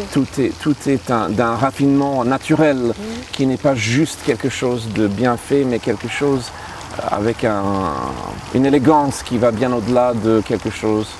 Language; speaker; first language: French; early bilingual, other home language; English